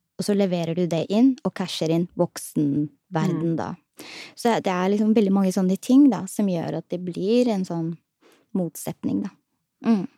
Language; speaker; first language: Norwegian; early bilingual, other home language; Somali